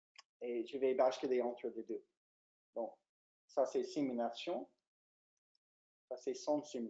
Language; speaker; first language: French; non-native, fluent; English